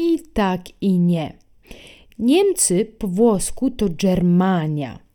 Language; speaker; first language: Polish; non-native, fluent; Italian